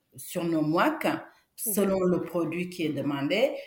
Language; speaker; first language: French; non-native, local second language; Wolof